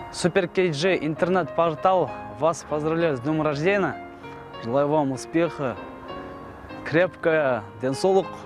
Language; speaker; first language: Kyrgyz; native; Kyrgyz